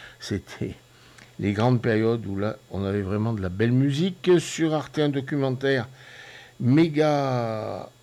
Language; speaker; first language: French; native; French